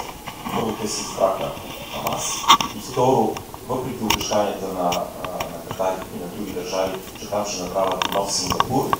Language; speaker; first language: Bulgarian; native; Bulgarian